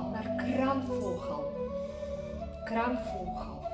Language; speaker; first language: Dutch; non-native, learner; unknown